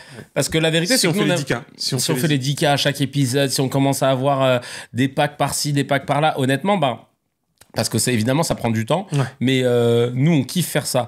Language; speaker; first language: French; native; French